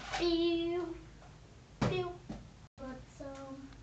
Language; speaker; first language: Russian; native; Russian